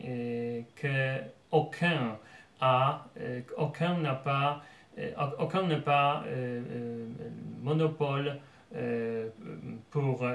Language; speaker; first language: French; non-native, fluent; Polish